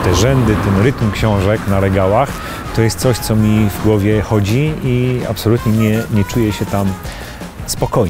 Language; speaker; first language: Polish; native; Polish